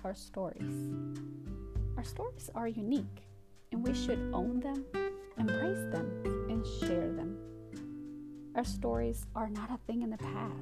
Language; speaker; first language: English; non-native, fluent; Spanish